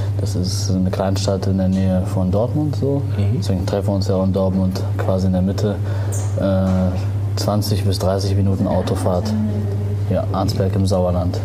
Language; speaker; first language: German; early bilingual, other home language; Arabic